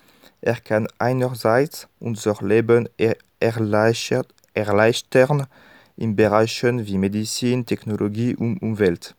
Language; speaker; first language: German; non-native, learner; French